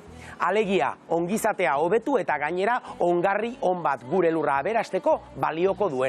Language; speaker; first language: Basque; native; Basque